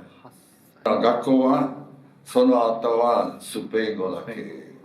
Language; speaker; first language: Japanese; early bilingual, heritage; Japanese